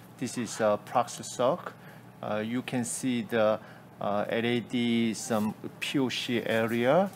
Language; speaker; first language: English; non-native, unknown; Korean